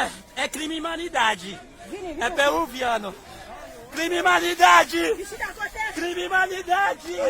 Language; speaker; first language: Portuguese; non-native, learner; Haitian Creole